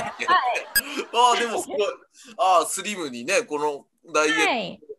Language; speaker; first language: Japanese; native; Japanese